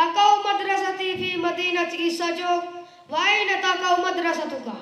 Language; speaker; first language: Arabic; non-native, learner; Urdu